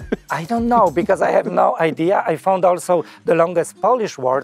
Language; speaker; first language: English; non-native, fluent; Polish